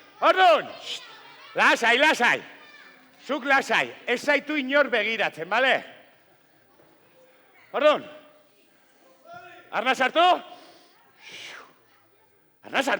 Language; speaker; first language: Basque; non-native, local second language; Spanish